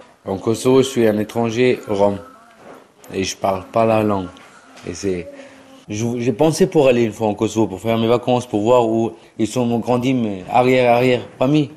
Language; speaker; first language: French; non-native, learner; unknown